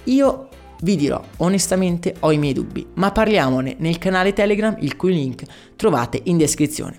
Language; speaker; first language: Italian; native; Italian